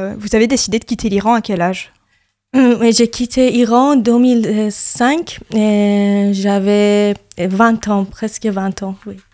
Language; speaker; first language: French; non-native, learner; Persian